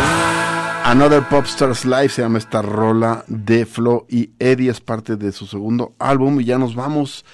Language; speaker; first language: Spanish; native; Spanish